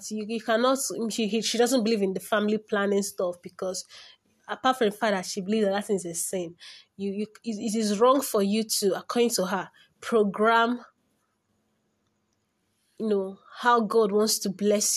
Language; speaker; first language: English; non-native, local second language; Igbo